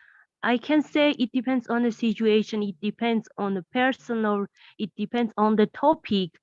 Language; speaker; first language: English; non-native, learner; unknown